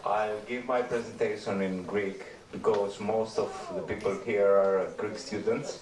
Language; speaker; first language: English; non-native, fluent; Greek